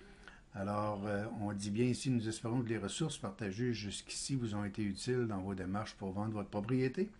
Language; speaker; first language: French; native; French